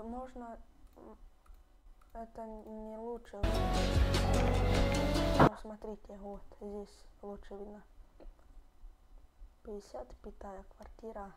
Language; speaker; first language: Russian; early bilingual, heritage; Russian